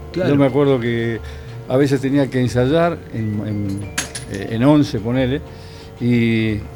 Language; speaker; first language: Spanish; native; Spanish